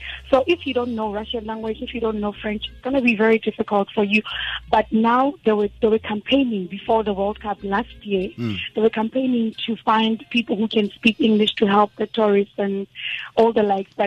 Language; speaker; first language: English; non-native, local second language; Zulu